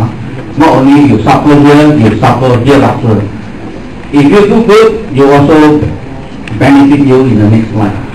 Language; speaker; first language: English; non-native, local second language; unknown